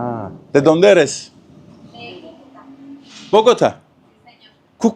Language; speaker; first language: Spanish; non-native, learner; Turkish